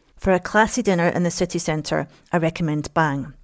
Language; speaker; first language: English; native; English